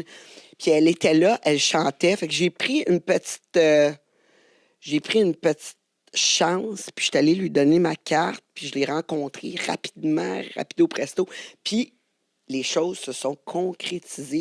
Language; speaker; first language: French; native; French